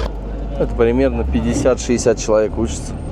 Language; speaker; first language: Russian; native; Russian